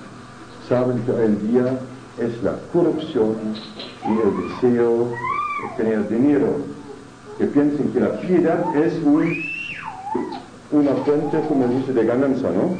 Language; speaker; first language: Spanish; non-native, fluent; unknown